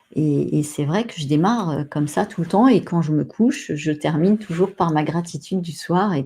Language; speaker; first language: French; native; French